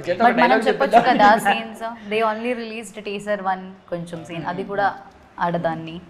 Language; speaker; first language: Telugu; non-native, learner; Malayalam